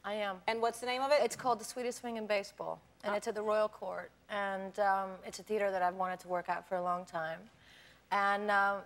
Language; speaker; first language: English; native; English